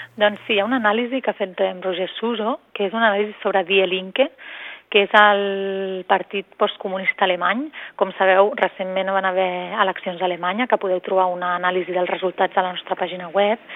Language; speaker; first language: Catalan; native; Catalan